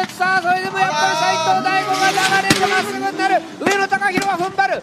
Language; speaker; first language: Japanese; native; Japanese